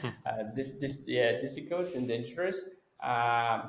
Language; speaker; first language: English; non-native, fluent; Russian